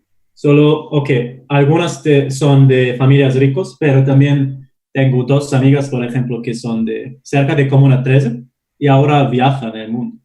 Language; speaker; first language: Spanish; non-native, learner; German